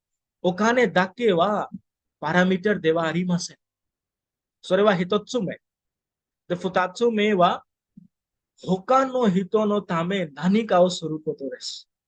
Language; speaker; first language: Japanese; non-native, fluent; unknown